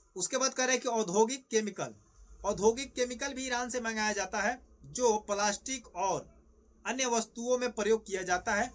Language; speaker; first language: Hindi; native; Hindi